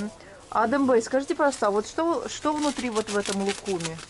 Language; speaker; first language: Russian; native; Russian